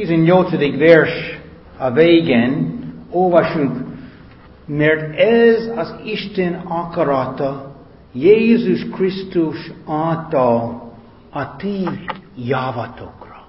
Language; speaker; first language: Hungarian; non-native, fluent; English